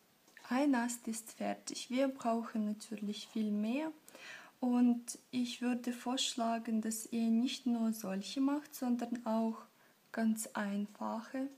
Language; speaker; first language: German; non-native, fluent; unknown